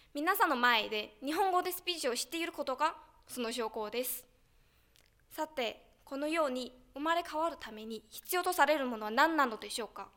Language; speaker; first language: Japanese; non-native, fluent; Chinese